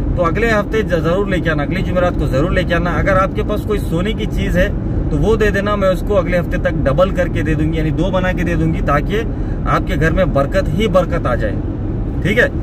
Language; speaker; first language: Hindi; native; Hindi